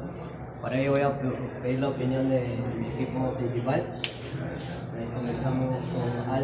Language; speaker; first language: Spanish; native; Spanish